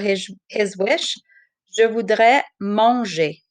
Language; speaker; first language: French; non-native, fluent; English